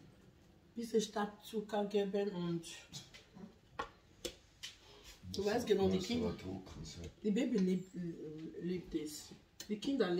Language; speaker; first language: German; non-native, learner; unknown